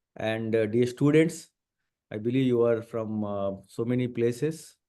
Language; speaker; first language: English; non-native, local second language; Telugu